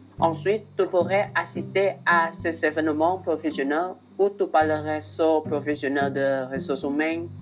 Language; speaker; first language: French; non-native, learner; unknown